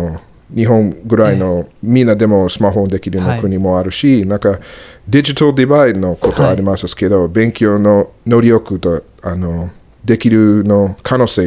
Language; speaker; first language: Japanese; non-native, learner; English